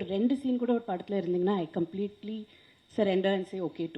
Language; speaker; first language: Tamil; non-native, local second language; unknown